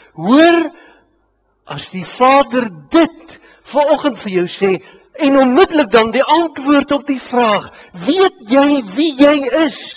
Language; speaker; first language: Afrikaans; native; Afrikaans